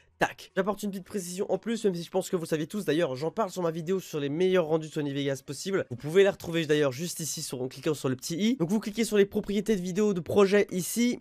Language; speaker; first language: French; native; French